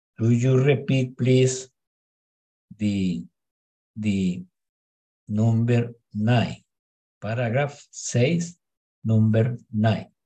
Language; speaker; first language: English; non-native, learner; Spanish